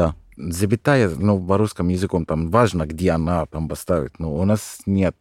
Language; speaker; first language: Russian; non-native, fluent; Arabic